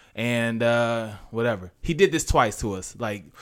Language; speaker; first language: English; native; English